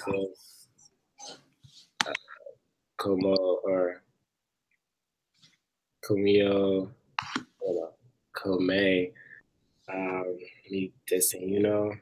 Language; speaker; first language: Spanish; non-native, learner; English